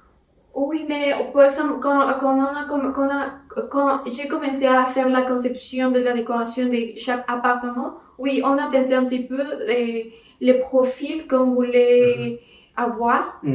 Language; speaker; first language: French; non-native, learner; Spanish